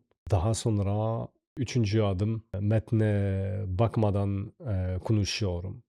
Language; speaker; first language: Turkish; non-native, learner; French